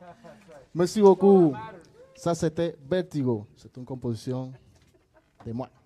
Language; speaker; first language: French; non-native, learner; Spanish